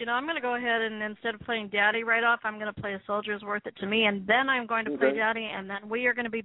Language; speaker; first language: English; native; English